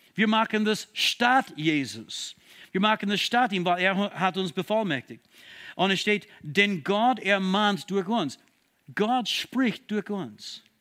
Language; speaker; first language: German; non-native, fluent; English